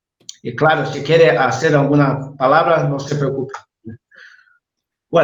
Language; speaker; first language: Spanish; non-native, fluent; Portuguese